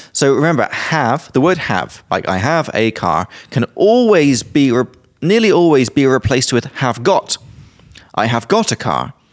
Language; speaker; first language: English; native; English